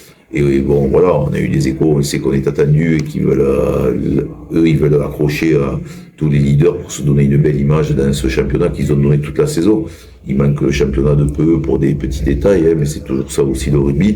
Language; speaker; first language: French; native; French